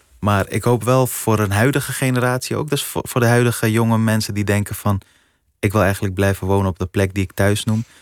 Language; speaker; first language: Dutch; early bilingual, other home language; Persian